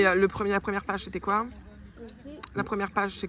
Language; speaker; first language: French; native; French